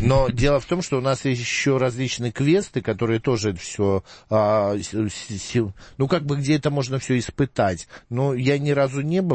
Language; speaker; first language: Russian; native; Russian